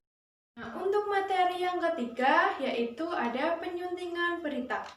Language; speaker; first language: Indonesian; native; Indonesian